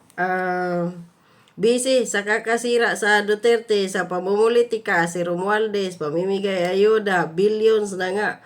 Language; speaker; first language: Filipino; native; Filipino